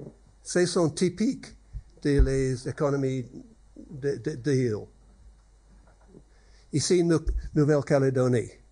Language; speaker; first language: French; non-native, learner; English